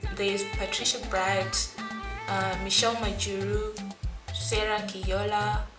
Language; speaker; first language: English; non-native, local second language; Shona